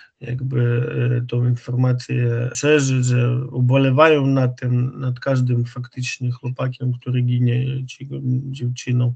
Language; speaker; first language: Polish; non-native, fluent; Ukrainian